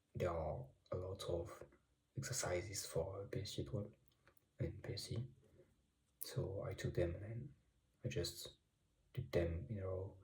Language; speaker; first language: English; non-native, fluent; French